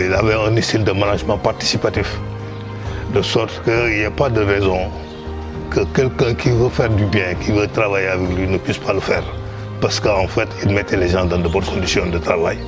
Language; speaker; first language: French; non-native, local second language; Wolof